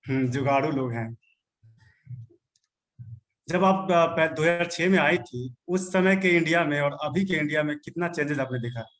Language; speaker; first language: Hindi; native; Hindi